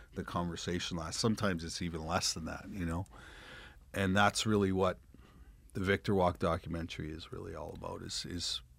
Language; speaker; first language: English; native; English